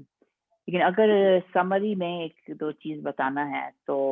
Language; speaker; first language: Hindi; non-native, fluent; English